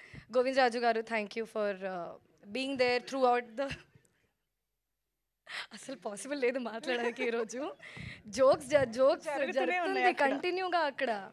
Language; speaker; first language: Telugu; non-native, fluent; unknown